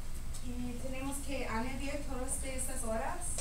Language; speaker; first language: Spanish; non-native, learner; English